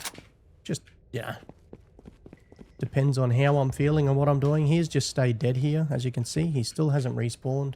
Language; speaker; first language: English; native; English